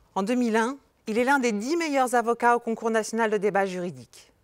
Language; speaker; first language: French; native; French